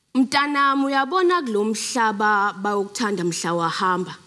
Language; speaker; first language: English; non-native, local second language; Zulu